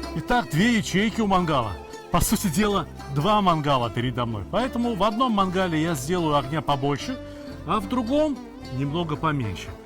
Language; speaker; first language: Russian; native; Russian